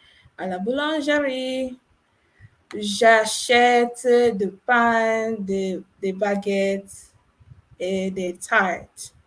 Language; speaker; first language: French; non-native, learner; English